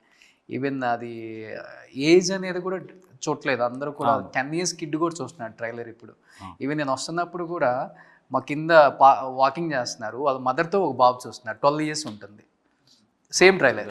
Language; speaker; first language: Telugu; native; Telugu